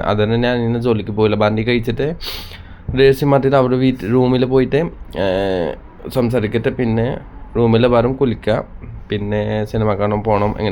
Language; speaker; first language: Malayalam; non-native, local second language; Assamese